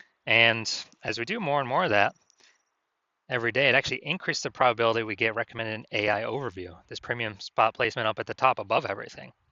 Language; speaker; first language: English; native; English